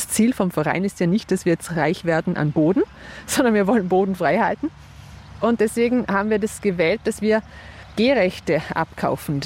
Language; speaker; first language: German; native; German